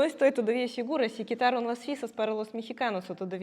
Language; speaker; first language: Spanish; non-native, fluent; Russian